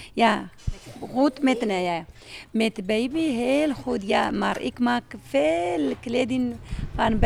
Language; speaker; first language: Dutch; non-native, learner; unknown